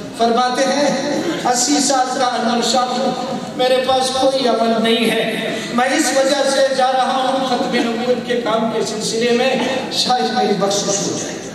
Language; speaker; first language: Urdu; non-native, local second language; Pashto